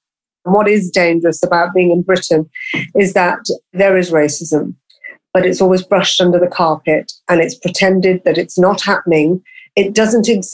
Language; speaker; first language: English; native; English